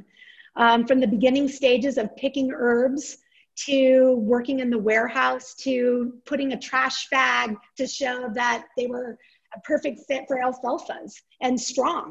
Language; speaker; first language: English; native; English